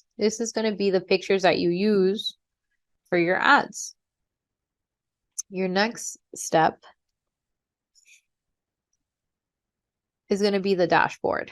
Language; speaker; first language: English; native; English